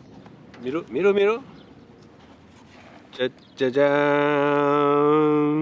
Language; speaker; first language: Japanese; native; Japanese